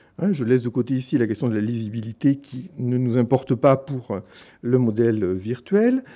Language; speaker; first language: French; native; French